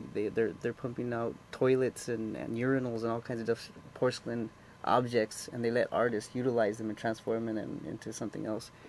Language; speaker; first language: English; native; English